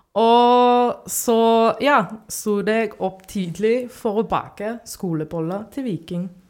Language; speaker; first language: Norwegian; non-native, fluent; German